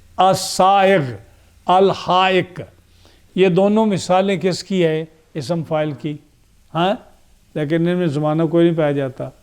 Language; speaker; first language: Urdu; non-native, local second language; Punjabi